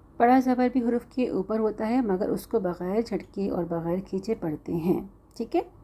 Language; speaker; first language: Urdu; native; Urdu